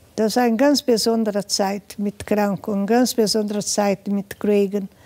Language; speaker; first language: German; non-native, fluent; Portuguese